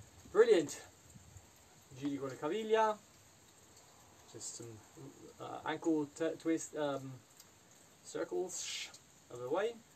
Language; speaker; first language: English; native; English